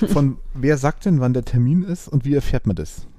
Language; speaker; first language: German; native; German